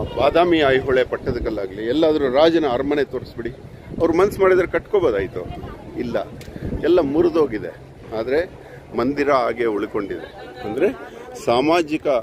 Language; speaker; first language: Kannada; native; Kannada